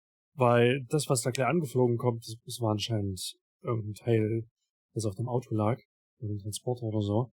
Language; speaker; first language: German; native; German